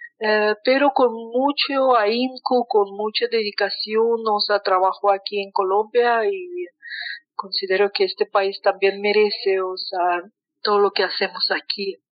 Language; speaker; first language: Spanish; non-native, fluent; Russian